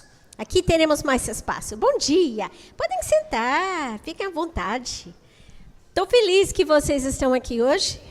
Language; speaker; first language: Portuguese; non-native, fluent; English